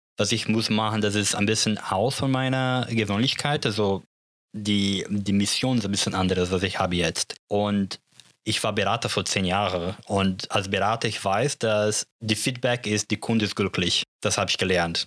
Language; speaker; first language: German; non-native, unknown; Portuguese